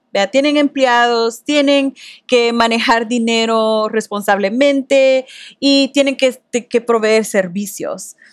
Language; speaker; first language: Spanish; early bilingual, heritage; Spanish